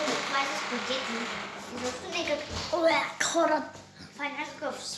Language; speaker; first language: Bulgarian; early bilingual, heritage; Bulgarian